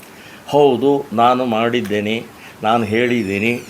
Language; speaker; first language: Kannada; native; Kannada